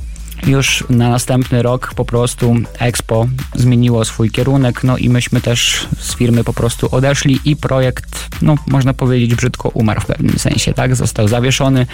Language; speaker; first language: Polish; native; Polish